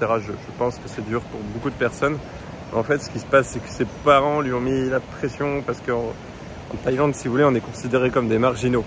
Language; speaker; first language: French; native; French